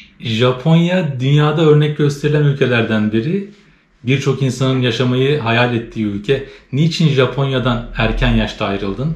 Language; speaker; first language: Turkish; native; Turkish